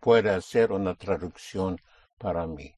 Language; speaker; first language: Spanish; non-native, fluent; English